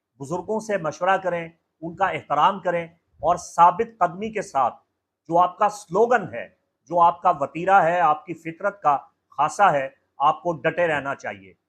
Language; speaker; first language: Urdu; native; Urdu